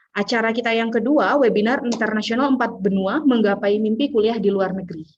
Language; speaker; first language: Indonesian; native; Indonesian